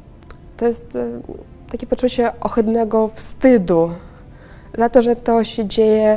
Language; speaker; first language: Polish; non-native, fluent; Russian